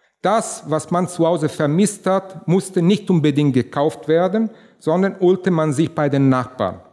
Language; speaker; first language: German; non-native, fluent; Italian